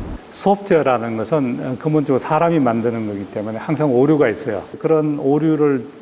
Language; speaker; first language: Korean; native; Korean